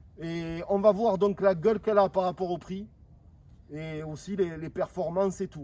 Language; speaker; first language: French; native; French